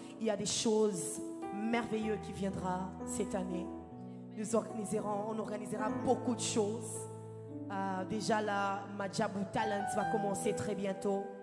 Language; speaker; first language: French; non-native, local second language; Lingala